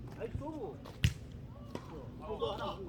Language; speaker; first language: Korean; native; Korean